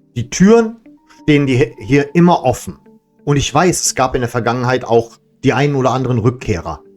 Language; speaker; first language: German; early bilingual, other home language; Serbian